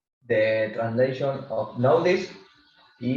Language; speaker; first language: English; non-native, learner; Spanish